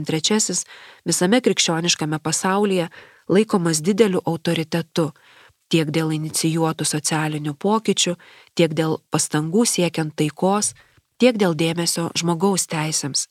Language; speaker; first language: Lithuanian; native; Lithuanian